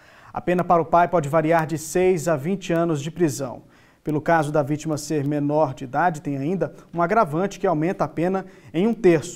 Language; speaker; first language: Portuguese; native; Portuguese